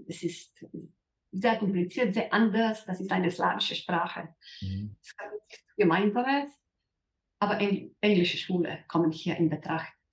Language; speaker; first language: German; non-native, fluent; Slovenian